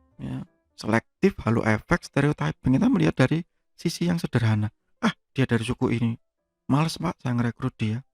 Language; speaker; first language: Indonesian; native; Indonesian